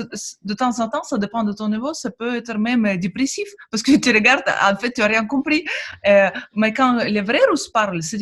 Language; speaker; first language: French; non-native, fluent; Russian